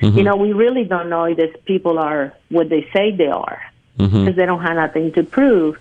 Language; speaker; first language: English; non-native, fluent; Spanish